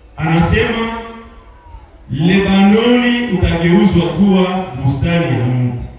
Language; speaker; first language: Swahili; non-native, local second language; Nande